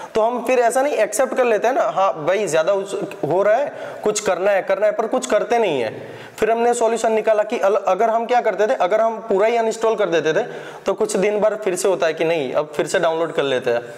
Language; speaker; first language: Hindi; non-native, local second language; Gujarati